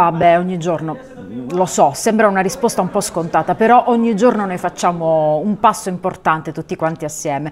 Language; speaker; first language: Italian; native; Italian